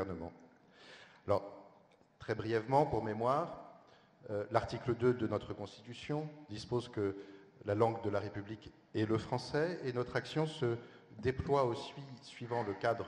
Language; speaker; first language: French; native; French